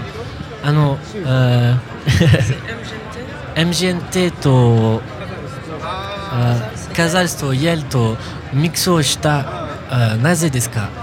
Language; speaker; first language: Japanese; non-native, learner; French